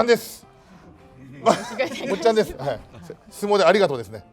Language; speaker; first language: Japanese; native; Japanese